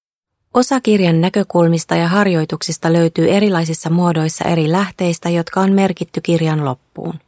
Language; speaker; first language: Finnish; native; Finnish